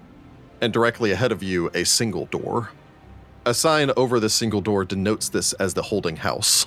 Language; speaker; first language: English; native; English